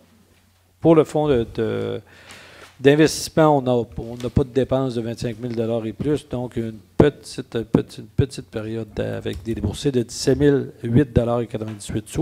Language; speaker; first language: French; native; French